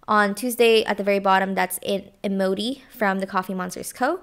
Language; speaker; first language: English; non-native, local second language; Filipino